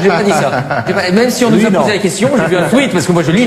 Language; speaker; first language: French; native; French